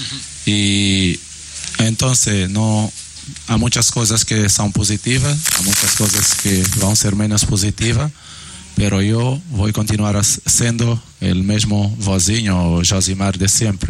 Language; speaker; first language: Spanish; non-native, learner; Portuguese